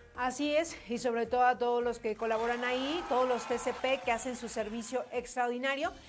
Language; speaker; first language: Spanish; native; Spanish